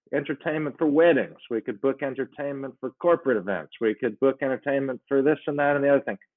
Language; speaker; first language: English; native; English